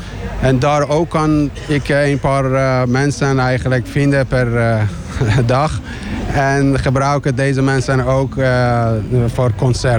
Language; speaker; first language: Dutch; non-native, learner; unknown